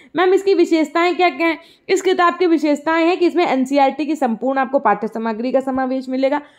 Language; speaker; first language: Hindi; native; Hindi